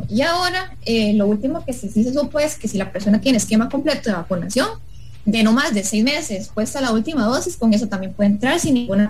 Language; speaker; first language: Spanish; native; Spanish